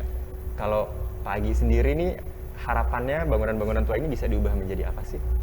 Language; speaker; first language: Indonesian; native; Indonesian